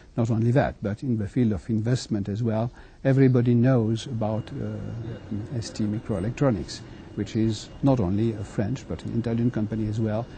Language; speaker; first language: English; non-native, fluent; French